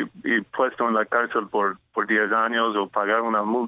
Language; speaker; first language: Spanish; non-native, fluent; English